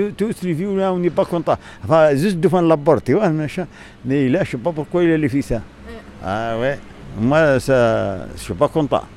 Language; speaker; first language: French; non-native, local second language; Arabic